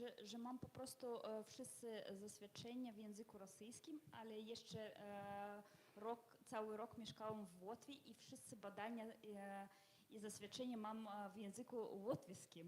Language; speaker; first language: Polish; non-native, learner; Russian